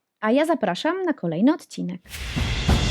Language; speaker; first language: Polish; native; Polish